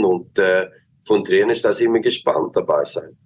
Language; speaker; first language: German; non-native, learner; Swedish